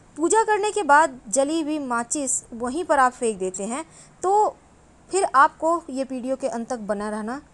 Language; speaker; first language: Hindi; native; Hindi